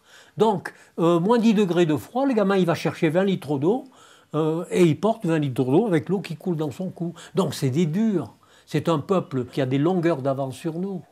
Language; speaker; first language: French; native; French